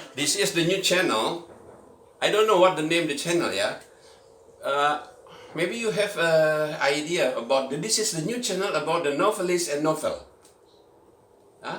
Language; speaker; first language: English; non-native, learner; Indonesian